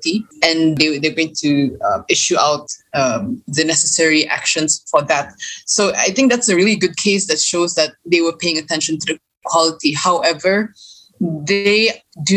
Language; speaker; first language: English; non-native, local second language; Malay